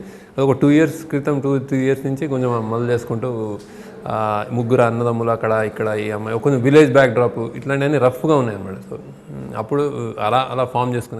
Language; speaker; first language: Telugu; native; Telugu